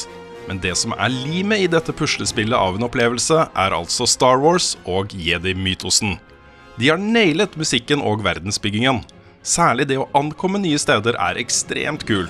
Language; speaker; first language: Norwegian; native; Norwegian